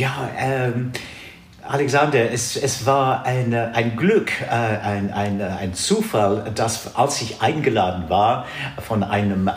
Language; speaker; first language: German; non-native, fluent; English